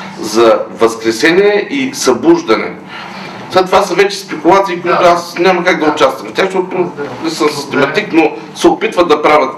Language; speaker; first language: Bulgarian; native; Bulgarian